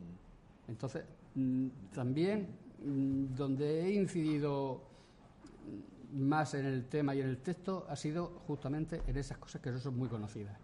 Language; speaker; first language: Spanish; native; Spanish